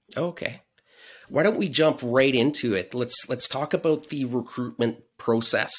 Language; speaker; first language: English; native; English